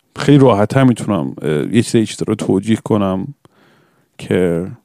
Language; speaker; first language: Persian; early bilingual, other home language; English